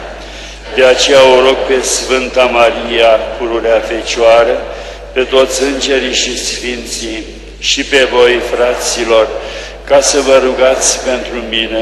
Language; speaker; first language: Romanian; native; Romanian